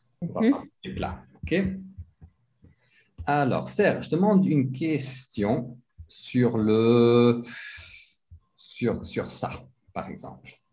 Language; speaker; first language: French; non-native, fluent; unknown